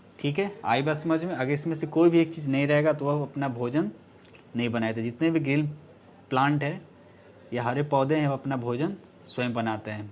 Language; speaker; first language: Hindi; native; Hindi